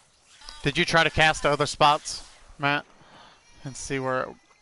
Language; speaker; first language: English; native; English